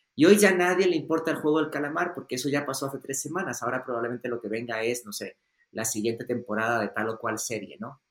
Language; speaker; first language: Spanish; native; Spanish